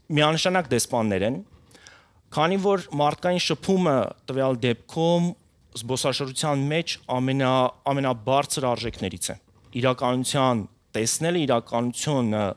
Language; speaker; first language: Armenian; native; Armenian